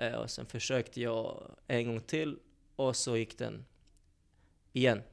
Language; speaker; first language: Swedish; early bilingual, other home language; Bosnian